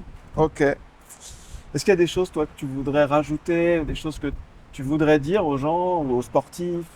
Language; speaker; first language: French; native; French